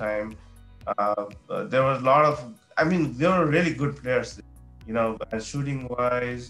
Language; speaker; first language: English; non-native, local second language; Nepali